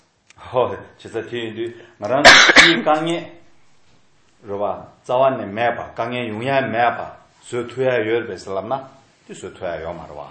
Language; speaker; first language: Italian; non-native, learner; Tibetan